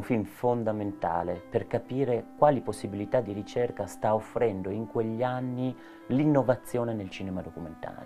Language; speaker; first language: Italian; native; Italian